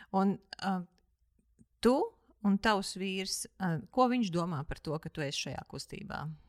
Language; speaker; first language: Latvian; native; Latvian